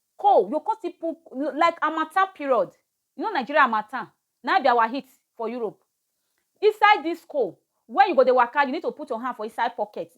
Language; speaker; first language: Nigerian Pidgin; native; Nigerian Pidgin